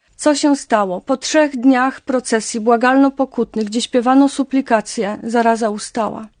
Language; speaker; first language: Polish; native; Polish